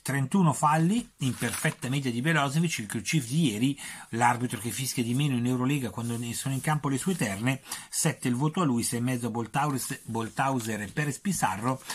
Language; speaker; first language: Italian; native; Italian